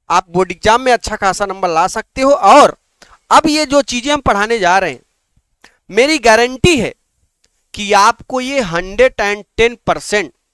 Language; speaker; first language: Hindi; native; Hindi